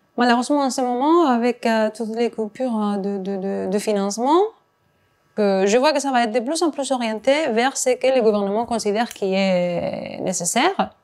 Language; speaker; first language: French; non-native, fluent; Spanish